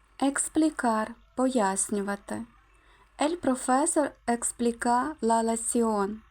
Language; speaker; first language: Spanish; non-native, fluent; Ukrainian